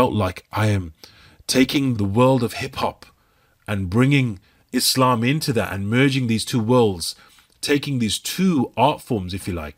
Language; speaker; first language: English; native; English